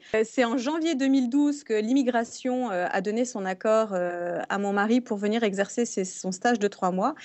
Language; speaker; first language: French; native; French